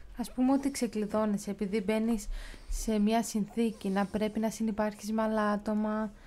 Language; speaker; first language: Greek; native; Greek